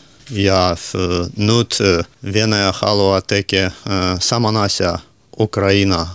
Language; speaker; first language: Finnish; non-native, learner; Russian